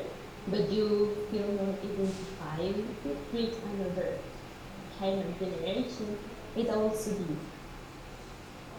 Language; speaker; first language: English; non-native, fluent; Spanish